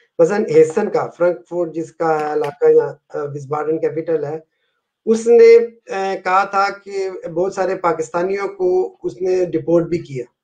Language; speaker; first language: Urdu; non-native, local second language; Punjabi